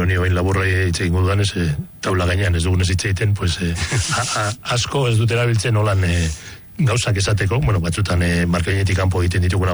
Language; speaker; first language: Basque; non-native, local second language; Spanish